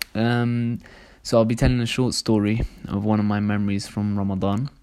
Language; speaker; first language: English; native; English